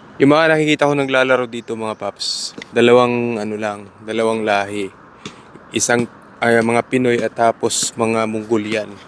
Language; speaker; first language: Filipino; non-native, local second language; Cebuano